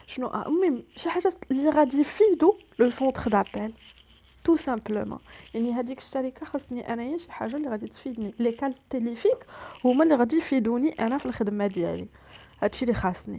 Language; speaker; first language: Arabic; native; Arabic